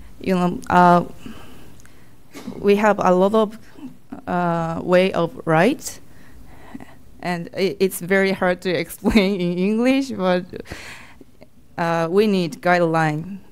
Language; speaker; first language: English; non-native, learner; Japanese